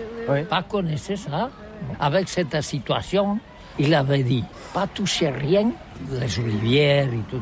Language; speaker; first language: French; non-native, learner; Catalan